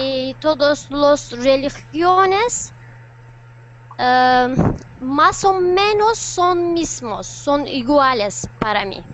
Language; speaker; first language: Spanish; non-native, learner; Turkish